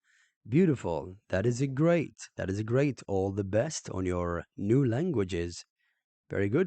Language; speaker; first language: English; non-native, fluent; Arabic